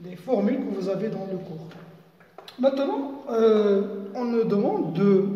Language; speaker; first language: French; non-native, local second language; Arabic